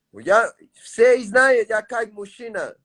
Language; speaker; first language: Russian; non-native, learner; Tajik